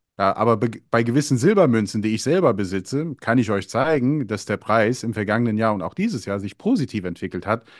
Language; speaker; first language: German; early bilingual, other home language; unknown